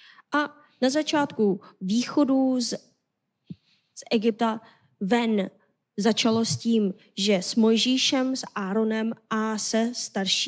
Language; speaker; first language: Czech; non-native, fluent; Korean